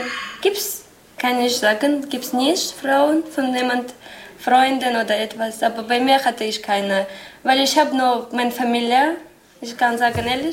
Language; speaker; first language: German; non-native, learner; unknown